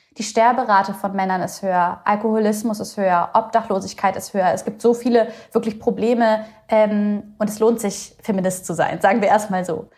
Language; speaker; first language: German; early bilingual, other home language; Bulgarian